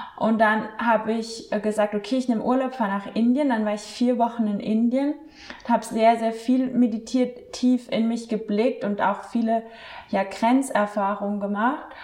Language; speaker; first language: German; native; German